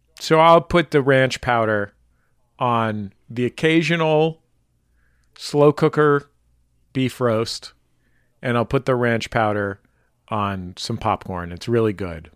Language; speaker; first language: English; native; English